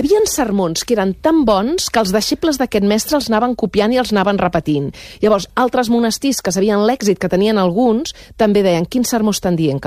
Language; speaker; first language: Catalan; native; Catalan